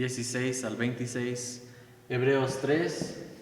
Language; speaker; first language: Spanish; non-native, fluent; English